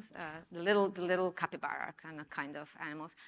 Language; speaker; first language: English; non-native, fluent; Spanish